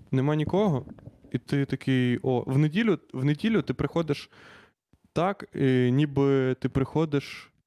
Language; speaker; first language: Ukrainian; native; Ukrainian